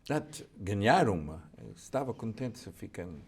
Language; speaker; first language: Portuguese; early bilingual, heritage; Portuguese